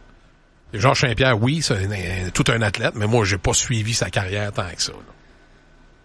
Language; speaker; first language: French; native; French